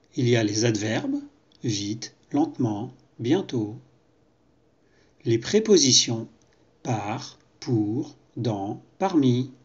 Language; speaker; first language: French; native; French